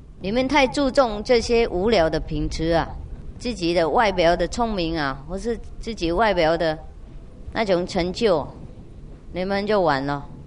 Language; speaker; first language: Chinese; non-native, fluent; Vietnamese